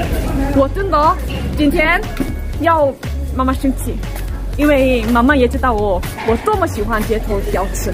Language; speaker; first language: Chinese; non-native, learner; Korean